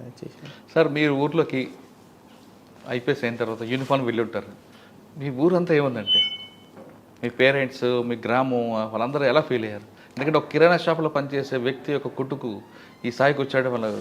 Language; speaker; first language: Telugu; native; Telugu